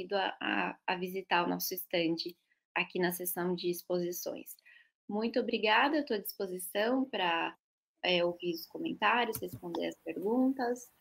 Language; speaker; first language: Portuguese; native; Portuguese